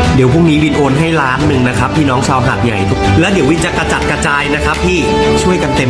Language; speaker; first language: Thai; native; Thai